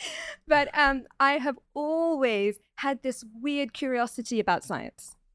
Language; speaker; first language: English; native; English